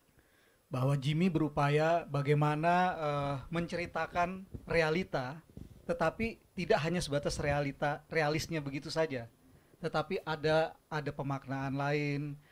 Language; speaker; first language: Indonesian; native; Indonesian